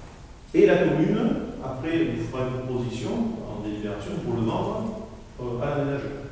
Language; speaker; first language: French; native; French